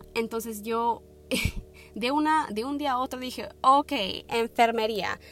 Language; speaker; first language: Spanish; early bilingual, heritage; Spanish